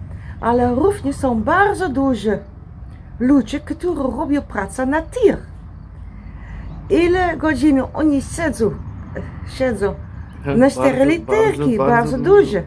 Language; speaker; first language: Polish; non-native, learner; Dutch